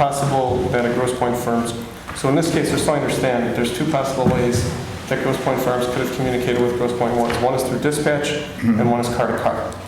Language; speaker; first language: English; native; English